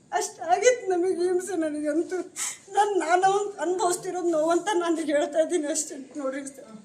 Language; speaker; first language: Kannada; non-native, local second language; Lambadi